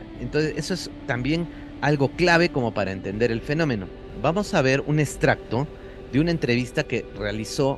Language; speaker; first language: Spanish; native; Spanish